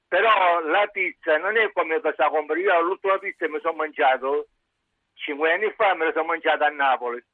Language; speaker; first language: Italian; native; Italian